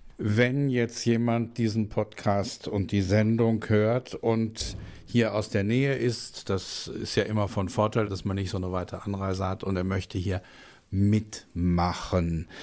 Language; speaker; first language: German; native; German